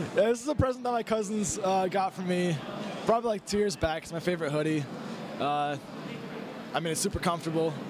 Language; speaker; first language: English; native; English